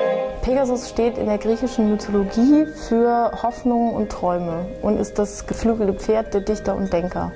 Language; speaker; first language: German; native; German